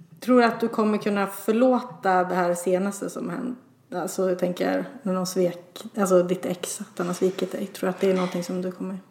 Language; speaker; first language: Swedish; native; Swedish